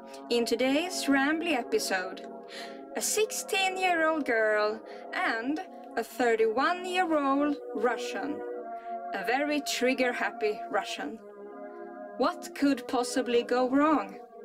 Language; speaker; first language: English; non-native, fluent; Swedish